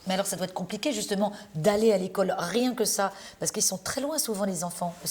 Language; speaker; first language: French; native; French